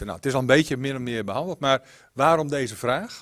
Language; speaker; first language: Dutch; native; Dutch